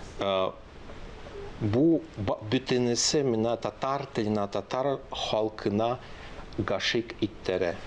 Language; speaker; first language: Tatar; non-native, local second language; Russian